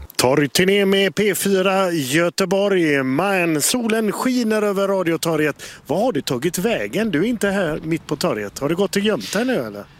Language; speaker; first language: Swedish; native; Swedish